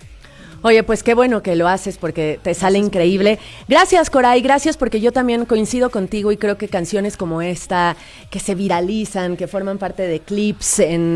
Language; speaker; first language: Spanish; native; Spanish